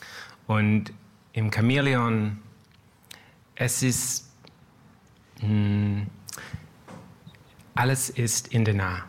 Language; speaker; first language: German; non-native, learner; English